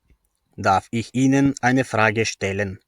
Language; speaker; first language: German; non-native, fluent; Macedonian